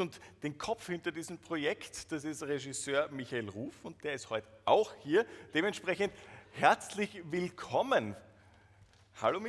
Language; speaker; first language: German; native; German